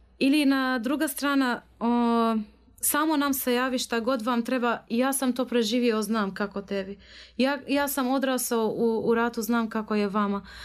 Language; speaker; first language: Croatian; non-native, learner; Arabic